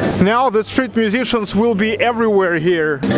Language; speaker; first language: English; non-native, learner; Russian